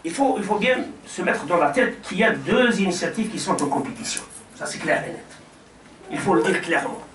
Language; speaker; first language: French; non-native, local second language; Arabic